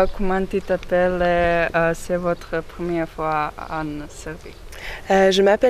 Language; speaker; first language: French; non-native, learner; Serbian